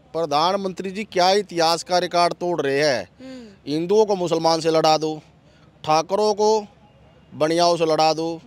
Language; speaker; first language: Hindi; native; Hindi